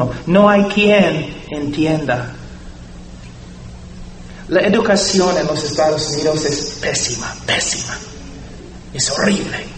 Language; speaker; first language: Spanish; non-native, fluent; English